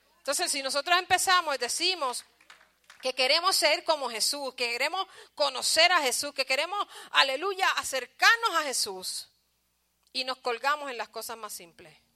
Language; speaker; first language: Spanish; early bilingual, heritage; Spanish